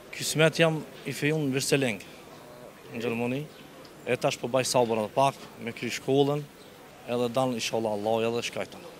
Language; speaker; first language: Albanian; native; Albanian